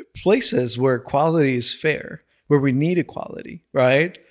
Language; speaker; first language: English; non-native, fluent; Spanish